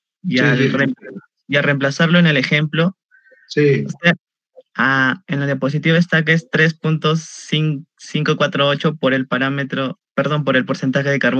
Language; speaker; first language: Spanish; native; Spanish